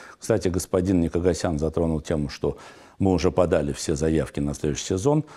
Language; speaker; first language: Russian; non-native, local second language; Armenian